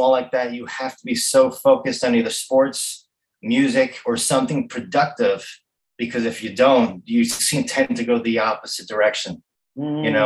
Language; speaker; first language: English; native; English